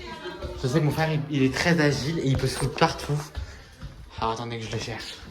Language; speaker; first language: French; native; French